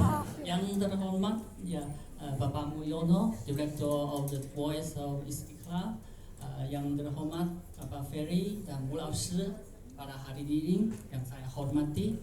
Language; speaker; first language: Indonesian; non-native, fluent; Chinese